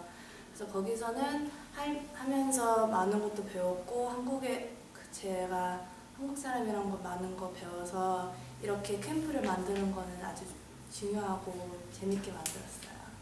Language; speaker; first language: Korean; early bilingual, heritage; Korean